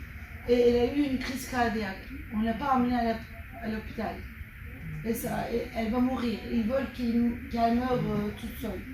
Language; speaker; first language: French; non-native, fluent; Turkish